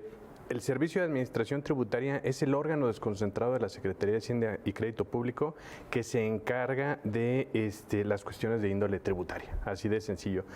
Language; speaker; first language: Spanish; native; Spanish